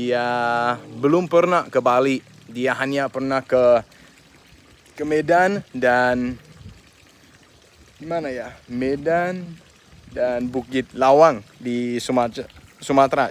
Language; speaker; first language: Indonesian; non-native, fluent; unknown